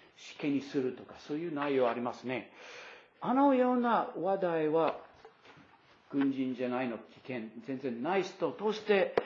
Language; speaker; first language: Japanese; non-native, fluent; English